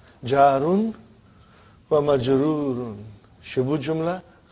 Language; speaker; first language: Arabic; non-native, fluent; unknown